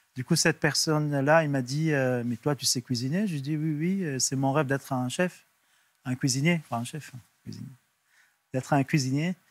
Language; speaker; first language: French; non-native, local second language; Arabic